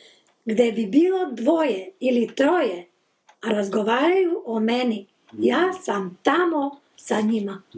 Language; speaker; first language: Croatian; non-native, local second language; Slovak